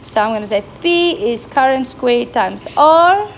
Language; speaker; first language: English; non-native, local second language; Afrikaans